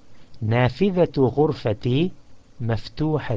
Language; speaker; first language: Arabic; non-native, fluent; English